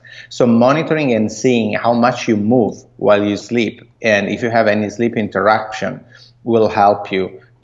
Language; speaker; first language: English; non-native, fluent; Italian